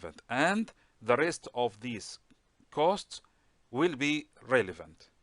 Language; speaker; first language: English; non-native, local second language; Arabic